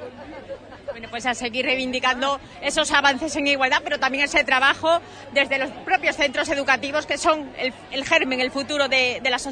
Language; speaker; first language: Spanish; native; Spanish